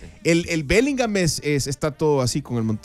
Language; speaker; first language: Spanish; native; Spanish